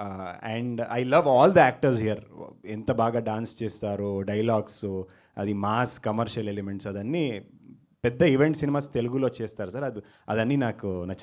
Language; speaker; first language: Telugu; non-native, local second language; Kannada